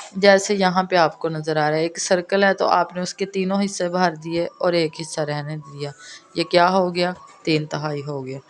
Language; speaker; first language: Urdu; non-native, local second language; Punjabi